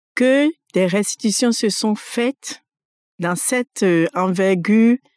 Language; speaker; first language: French; non-native, local second language; Fon